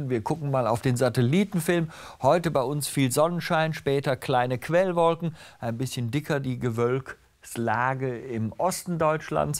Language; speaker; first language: German; native; German